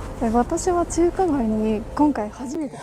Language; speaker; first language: Japanese; non-native, fluent; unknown